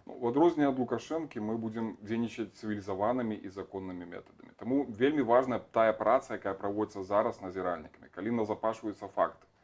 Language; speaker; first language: Belarusian; non-native, local second language; Russian